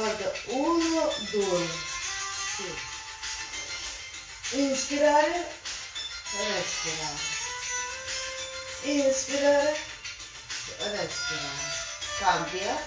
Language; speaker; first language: Italian; non-native, learner; Russian